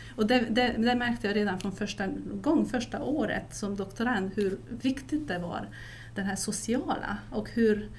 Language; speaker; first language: Swedish; non-native, fluent; Romanian